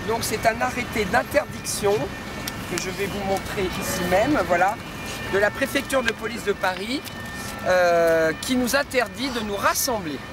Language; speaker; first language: French; native; French